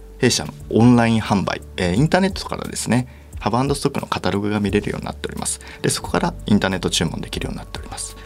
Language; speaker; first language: Japanese; native; Japanese